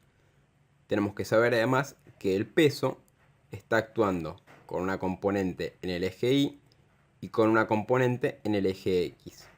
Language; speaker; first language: Spanish; native; Spanish